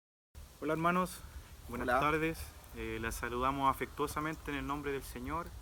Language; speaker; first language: Spanish; native; Spanish